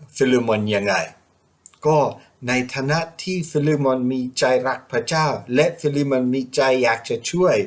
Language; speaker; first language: Thai; non-native, fluent; English